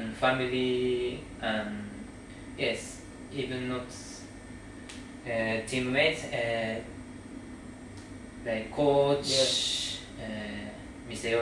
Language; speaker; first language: English; non-native, learner; Japanese